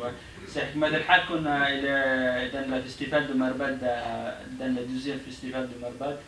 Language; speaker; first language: French; non-native, learner; Arabic